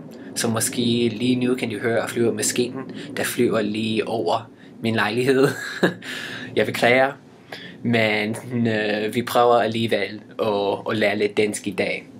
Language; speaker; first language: Danish; non-native, fluent; English